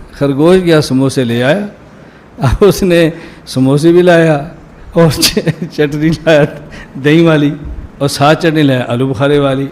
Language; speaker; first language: Urdu; non-native, local second language; Punjabi